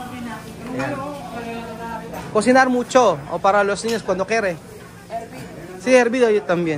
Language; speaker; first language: Spanish; non-native, learner; Filipino